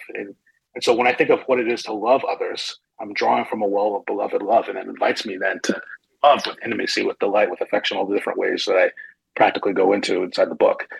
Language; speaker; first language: English; native; English